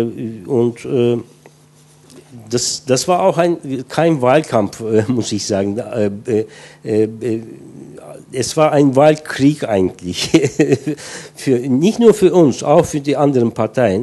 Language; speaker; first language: German; non-native, fluent; Turkish